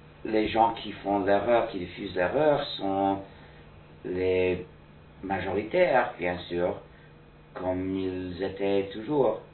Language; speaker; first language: French; non-native, fluent; English